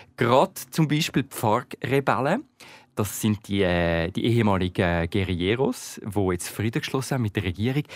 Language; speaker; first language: German; native; German